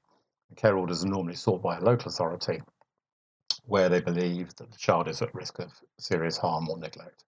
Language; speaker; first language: English; native; English